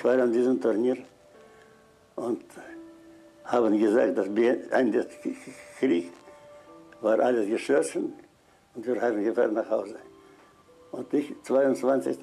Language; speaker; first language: German; non-native, learner; Russian